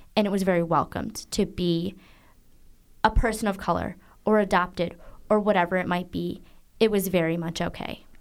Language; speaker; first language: English; native; English